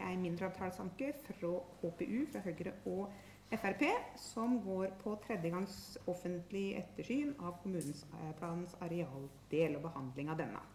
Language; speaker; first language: Norwegian; native; Norwegian